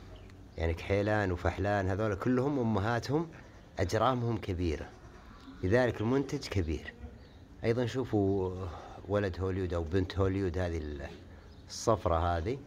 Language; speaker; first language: Arabic; native; Arabic